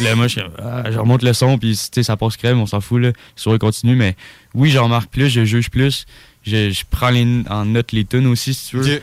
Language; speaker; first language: French; native; French